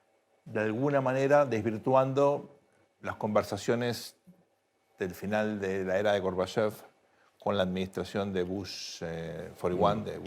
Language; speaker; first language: Spanish; native; Spanish